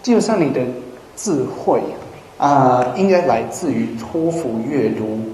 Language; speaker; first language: Chinese; non-native, fluent; English